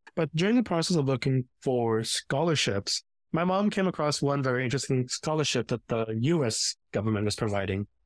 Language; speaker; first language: English; early bilingual, other home language; Filipino